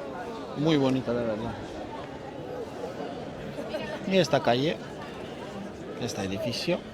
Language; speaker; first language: Spanish; non-native, learner; Turkish